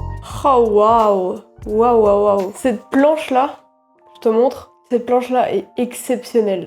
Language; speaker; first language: French; native; French